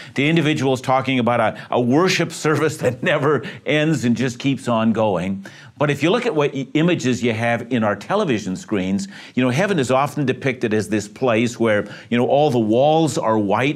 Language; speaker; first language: English; native; English